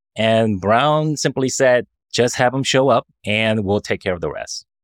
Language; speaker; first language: English; early bilingual, other home language; Korean